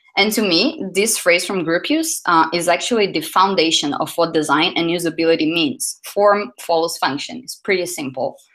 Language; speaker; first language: English; non-native, fluent; Portuguese